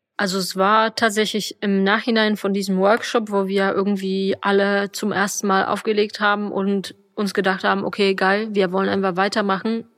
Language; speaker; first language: German; non-native, fluent; Polish